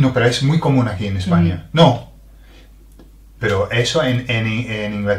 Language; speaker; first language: Spanish; non-native, fluent; English